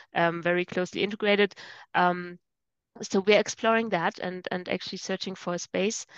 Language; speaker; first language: English; non-native, fluent; German